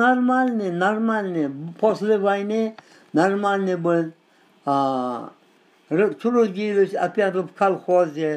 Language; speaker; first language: Russian; non-native, local second language; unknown